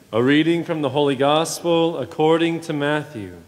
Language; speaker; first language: English; native; English